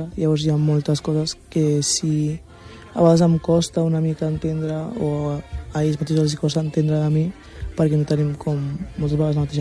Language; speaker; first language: Catalan; early bilingual, other home language; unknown